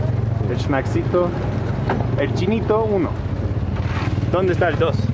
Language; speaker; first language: Spanish; non-native, learner; Danish